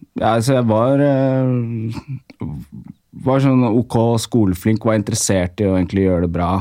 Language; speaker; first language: Norwegian; early bilingual, other home language; Amharic